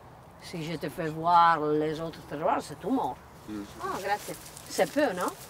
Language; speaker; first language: French; non-native, learner; Italian